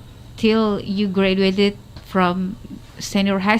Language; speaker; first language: English; non-native, learner; Indonesian